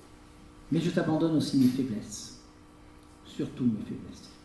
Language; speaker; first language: French; native; French